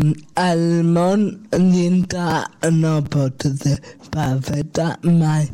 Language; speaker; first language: Catalan; non-native, local second language; Spanish